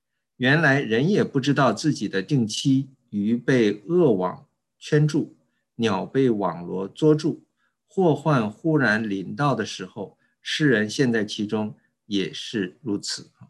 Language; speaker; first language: Chinese; native; Chinese